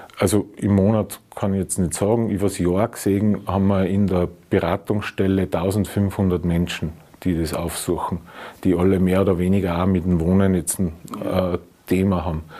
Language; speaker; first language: German; native; German